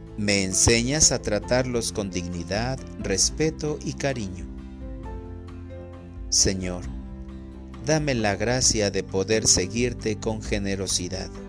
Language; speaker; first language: Spanish; native; Spanish